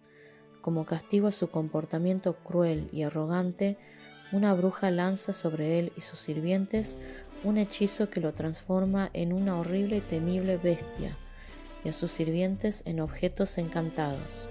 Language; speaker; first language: Spanish; native; Spanish